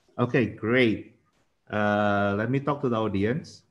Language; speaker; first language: English; non-native, fluent; Indonesian